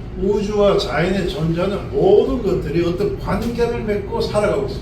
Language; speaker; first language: Korean; native; Korean